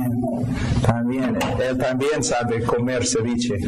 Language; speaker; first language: Spanish; non-native, fluent; English